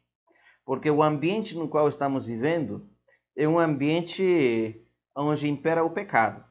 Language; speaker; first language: Portuguese; non-native, fluent; Spanish